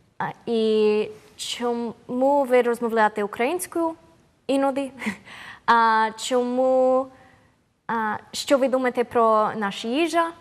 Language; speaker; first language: Ukrainian; non-native, learner; English